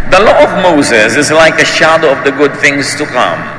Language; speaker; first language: English; non-native, local second language; Filipino